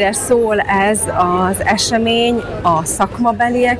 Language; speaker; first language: Hungarian; native; Hungarian